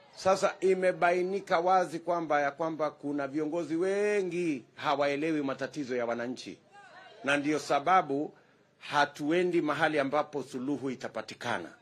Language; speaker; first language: Swahili; non-native, local second language; Kalenjin